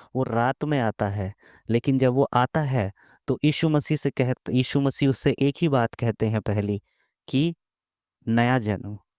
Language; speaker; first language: Hindi; native; Hindi